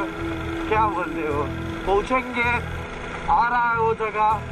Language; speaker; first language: Hindi; non-native, learner; Nepali